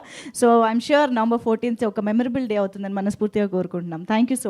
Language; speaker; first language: Telugu; native; Telugu